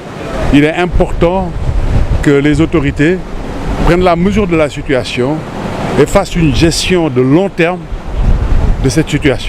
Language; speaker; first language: French; non-native, local second language; Wolof